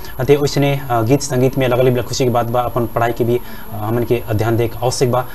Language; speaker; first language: Bhojpuri; non-native, local second language; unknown